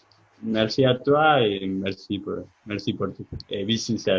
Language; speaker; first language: French; non-native, fluent; Spanish